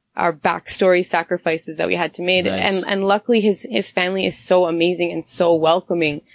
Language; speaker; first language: English; native; English